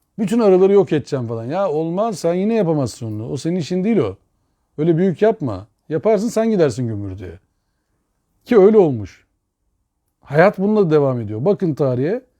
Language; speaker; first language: Turkish; native; Turkish